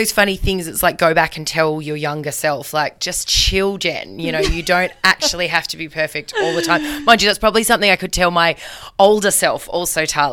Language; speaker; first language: English; native; English